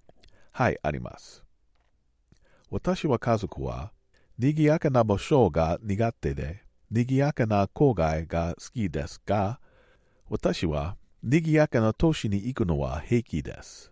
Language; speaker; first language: Japanese; non-native, learner; English